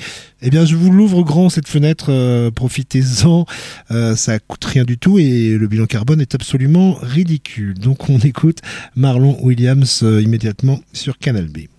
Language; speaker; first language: French; native; French